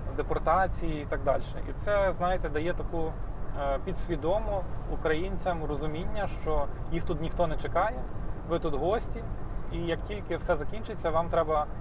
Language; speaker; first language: Ukrainian; native; Ukrainian